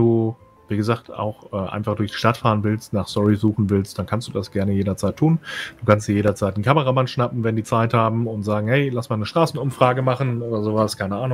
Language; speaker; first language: German; native; German